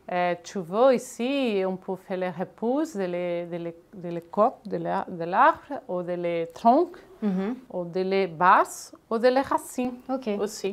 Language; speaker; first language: French; non-native, fluent; Catalan